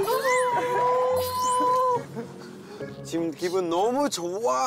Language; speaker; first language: Korean; non-native, learner; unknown